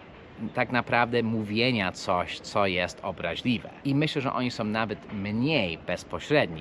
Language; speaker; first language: Polish; non-native, fluent; English